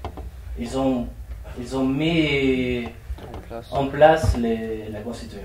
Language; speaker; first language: French; non-native, fluent; Spanish